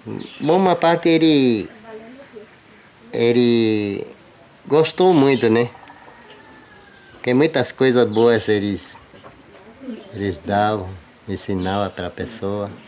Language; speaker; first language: Portuguese; non-native, local second language; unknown